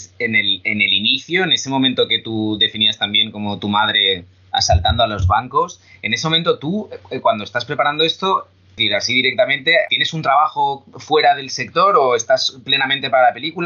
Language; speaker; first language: Spanish; native; Spanish